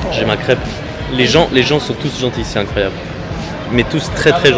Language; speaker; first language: French; native; French